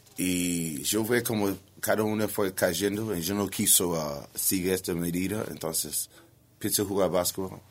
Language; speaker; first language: Spanish; non-native, learner; English